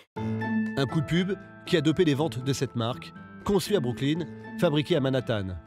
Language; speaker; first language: French; native; French